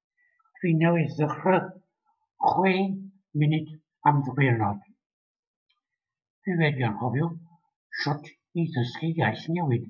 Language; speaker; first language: Welsh; non-native, learner; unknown